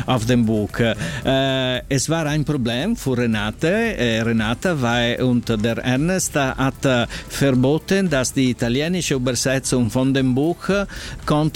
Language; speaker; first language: German; non-native, learner; Italian